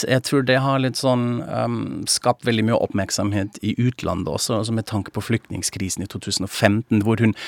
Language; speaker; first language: Norwegian; non-native, fluent; German